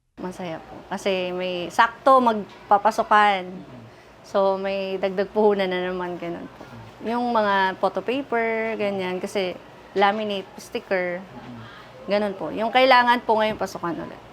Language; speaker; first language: Filipino; native; Filipino